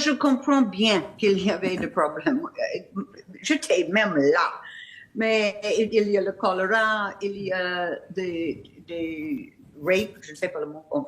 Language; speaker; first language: French; non-native, fluent; English